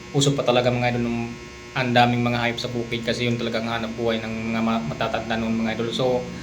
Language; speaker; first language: Filipino; non-native, local second language; Bikol